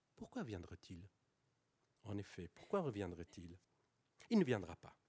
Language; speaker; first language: French; non-native, fluent; Persian